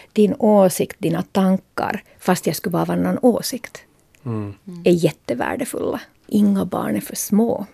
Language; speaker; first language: Swedish; native; Swedish